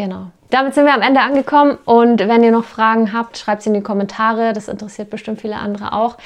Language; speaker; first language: German; native; German